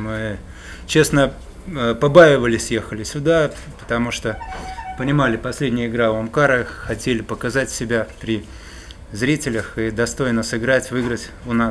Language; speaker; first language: Russian; native; Russian